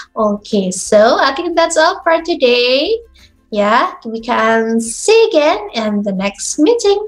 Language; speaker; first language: English; non-native, fluent; Indonesian